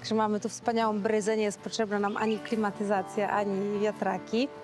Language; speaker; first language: Polish; native; Polish